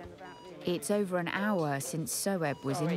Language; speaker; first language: English; native; English